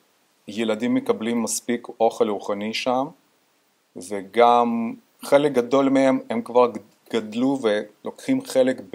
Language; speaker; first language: Hebrew; non-native, fluent; Russian